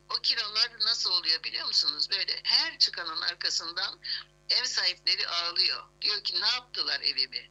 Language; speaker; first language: Turkish; native; Turkish